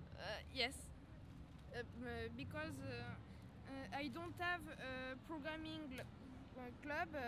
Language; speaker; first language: English; non-native, learner; French